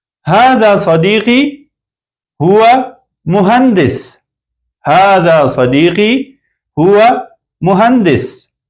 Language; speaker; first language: Arabic; non-native, fluent; Persian